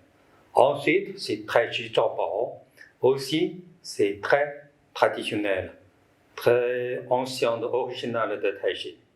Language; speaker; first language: French; non-native, learner; Chinese